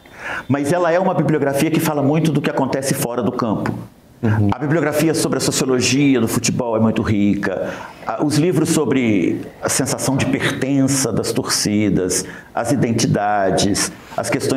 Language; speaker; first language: Portuguese; native; Portuguese